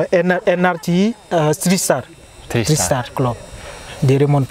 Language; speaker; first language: Nepali; non-native, learner; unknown